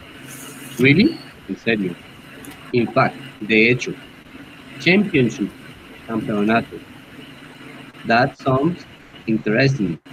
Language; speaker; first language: English; non-native, learner; Spanish